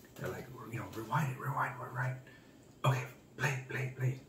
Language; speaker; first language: English; native; English